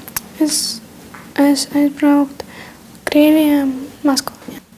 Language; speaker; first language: Latvian; non-native, learner; Russian